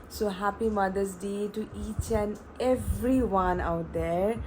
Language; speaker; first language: English; non-native, local second language; Bangla